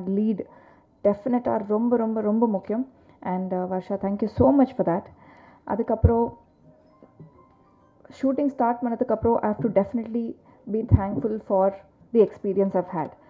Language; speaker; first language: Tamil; non-native, learner; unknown